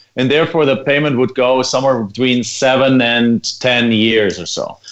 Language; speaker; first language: English; non-native, fluent; German